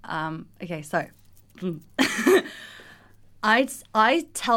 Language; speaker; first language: English; non-native, fluent; Russian